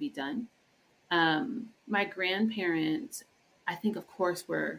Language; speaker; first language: English; native; English